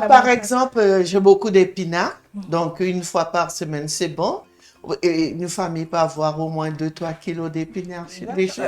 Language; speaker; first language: French; non-native, fluent; English